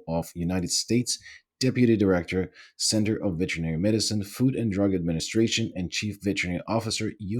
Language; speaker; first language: English; non-native, fluent; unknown